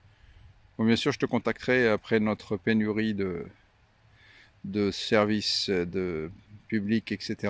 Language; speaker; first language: French; native; French